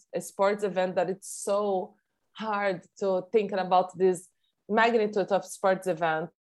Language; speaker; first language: English; non-native, fluent; Portuguese